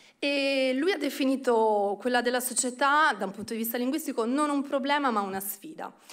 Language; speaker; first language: Italian; native; Italian